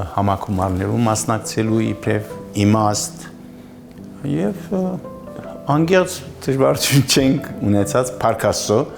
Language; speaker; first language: Armenian; early bilingual, heritage; Armenian